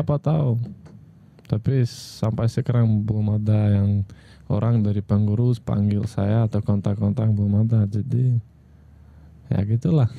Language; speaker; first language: Indonesian; non-native, fluent; Russian